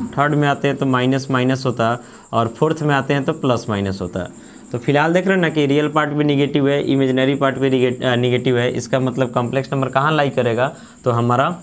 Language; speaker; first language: Hindi; native; Hindi